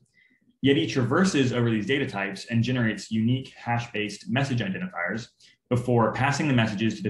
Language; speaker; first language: English; native; English